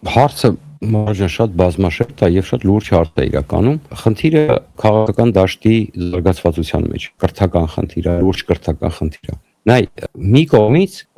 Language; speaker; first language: Armenian; native; Armenian